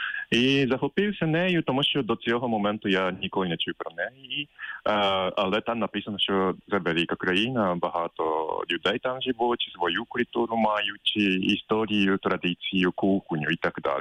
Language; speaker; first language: Ukrainian; non-native, fluent; Japanese